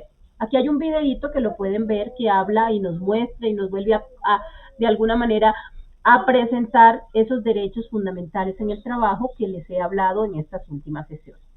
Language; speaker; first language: Spanish; native; Spanish